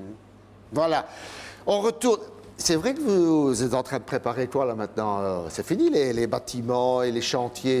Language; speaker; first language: French; native; French